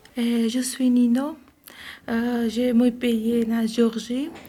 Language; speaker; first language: French; non-native, learner; Georgian